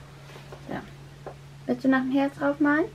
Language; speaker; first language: German; native; German